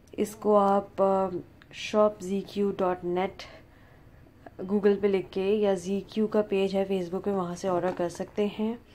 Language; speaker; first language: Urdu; native; Urdu